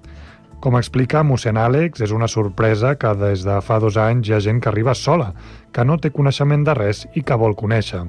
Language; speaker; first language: Catalan; native; Catalan